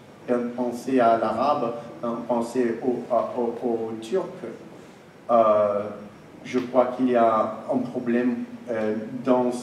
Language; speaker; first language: French; non-native, fluent; English